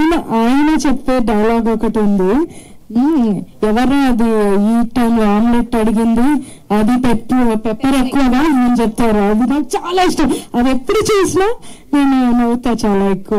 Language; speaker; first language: Telugu; non-native, fluent; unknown